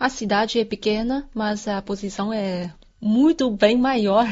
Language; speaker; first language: Portuguese; non-native, fluent; Chinese